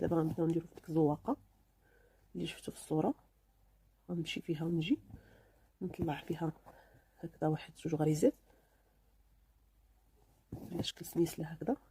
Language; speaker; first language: Arabic; native; Arabic